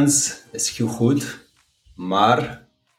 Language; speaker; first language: English; non-native, fluent; Portuguese